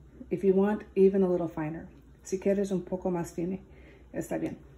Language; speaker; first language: Spanish; non-native, learner; English